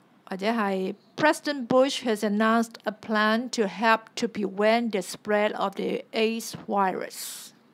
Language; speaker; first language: English; non-native, local second language; Cantonese